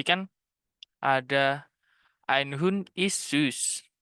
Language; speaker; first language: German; non-native, fluent; Indonesian